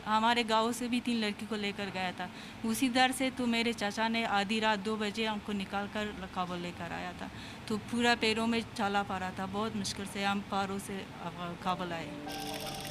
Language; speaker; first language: Hindi; non-native, fluent; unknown